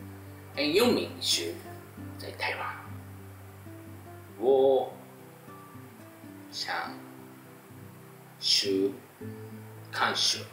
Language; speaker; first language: Chinese; non-native, learner; Japanese